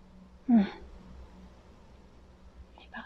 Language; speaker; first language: French; native; French